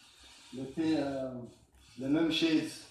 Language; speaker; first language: French; non-native, learner; Arabic